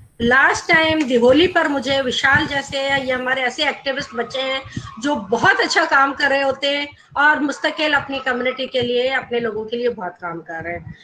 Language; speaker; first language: Urdu; non-native, local second language; Gujarati